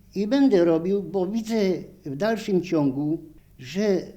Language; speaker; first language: Polish; native; Polish